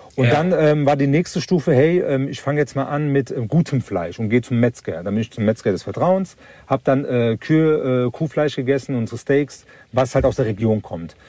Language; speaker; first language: German; early bilingual, other home language; Turkish